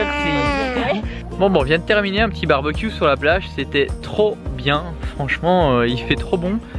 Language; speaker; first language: French; native; French